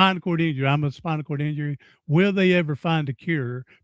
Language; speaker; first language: English; native; English